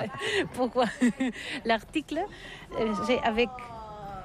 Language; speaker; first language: French; non-native, local second language; Catalan